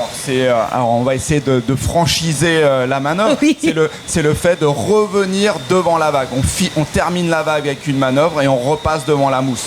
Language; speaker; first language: French; native; French